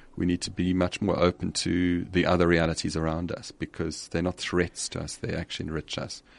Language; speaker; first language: English; native; English